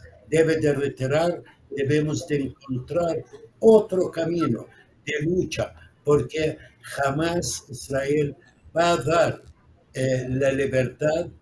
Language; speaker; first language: Spanish; non-native, fluent; Arabic